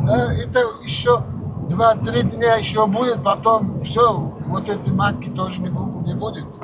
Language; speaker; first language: Russian; non-native, local second language; Uzbek